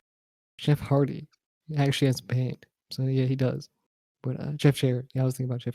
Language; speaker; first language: English; native; English